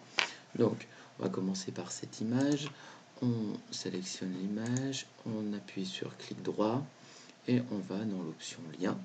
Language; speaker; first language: French; native; French